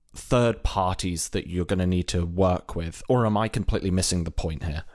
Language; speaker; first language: English; native; English